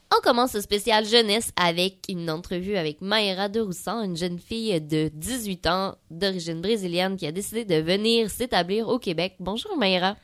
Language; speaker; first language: French; native; French